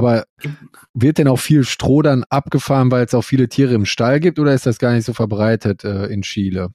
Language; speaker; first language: German; native; German